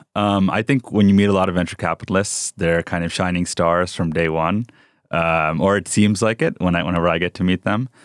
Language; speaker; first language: English; early bilingual, other home language; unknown